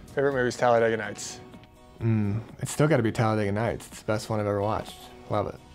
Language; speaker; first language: English; native; English